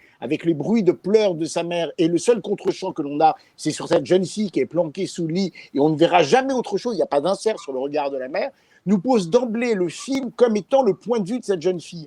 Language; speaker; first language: French; native; French